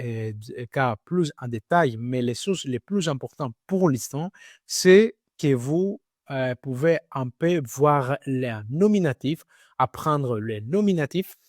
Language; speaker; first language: French; non-native, learner; Greek